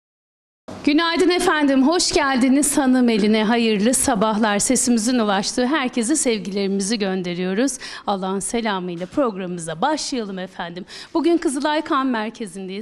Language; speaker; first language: Turkish; native; Turkish